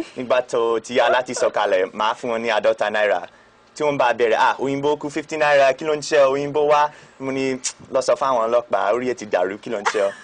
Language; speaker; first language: Yoruba; non-native, fluent; English